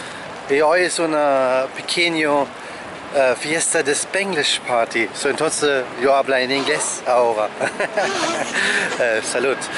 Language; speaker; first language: Spanish; non-native, learner; German